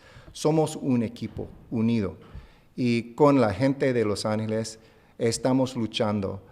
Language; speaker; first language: Spanish; non-native, fluent; English